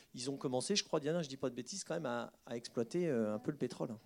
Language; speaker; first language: French; native; French